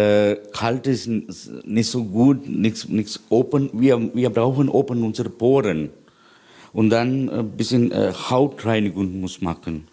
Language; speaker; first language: German; non-native, learner; Sinhala